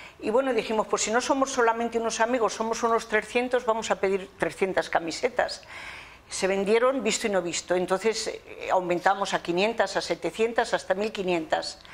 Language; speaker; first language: Spanish; native; Spanish